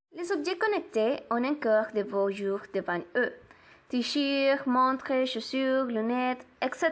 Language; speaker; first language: French; non-native, learner; Spanish